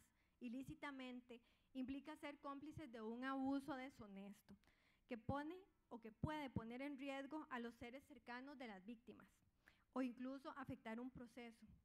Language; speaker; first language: Spanish; native; Spanish